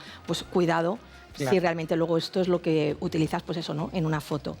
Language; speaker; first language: Spanish; native; Spanish